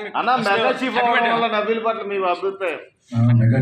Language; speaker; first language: Telugu; native; Telugu